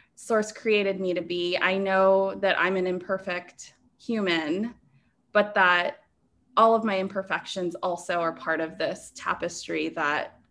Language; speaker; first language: English; early bilingual, other home language; Filipino